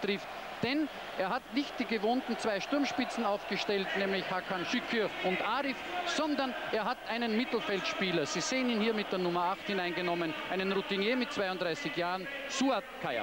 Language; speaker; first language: German; native; German